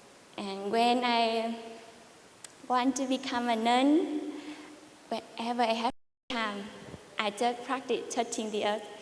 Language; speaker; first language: English; non-native, learner; Vietnamese